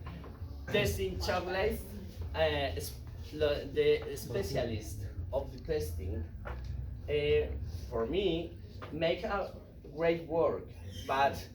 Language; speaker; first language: English; non-native, learner; Spanish